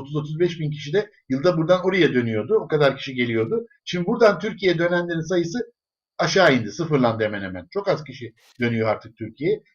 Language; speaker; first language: Turkish; early bilingual, other home language; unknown